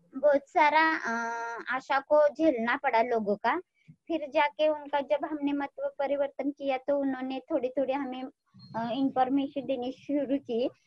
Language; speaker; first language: Hindi; non-native, local second language; Marathi